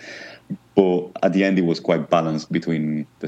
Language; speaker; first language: English; non-native, fluent; Italian